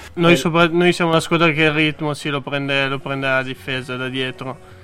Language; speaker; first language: Italian; native; Italian